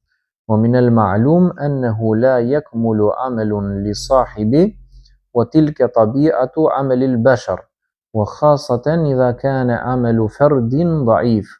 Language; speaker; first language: Arabic; non-native, fluent; Albanian